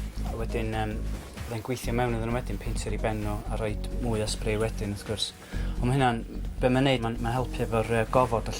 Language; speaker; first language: Welsh; native; Welsh